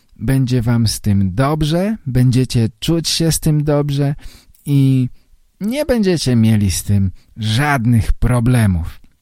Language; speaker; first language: Polish; native; Polish